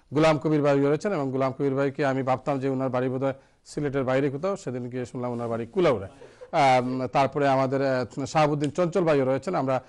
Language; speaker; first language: Bangla; native; Bangla